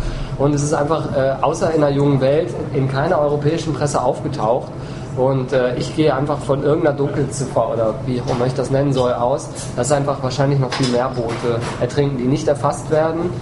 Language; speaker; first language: German; native; German